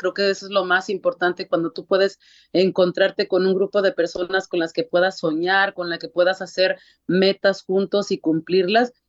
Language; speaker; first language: Spanish; early bilingual, heritage; Spanish